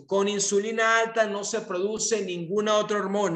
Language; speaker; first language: Spanish; native; Spanish